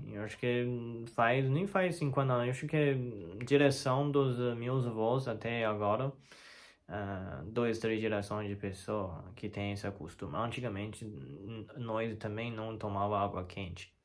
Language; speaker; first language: Portuguese; non-native, learner; Chinese